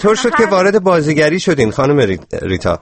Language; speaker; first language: Persian; native; Persian